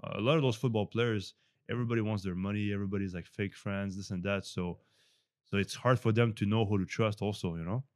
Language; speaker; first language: English; non-native, fluent; French